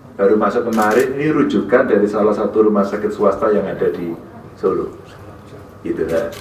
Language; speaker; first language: Indonesian; native; Indonesian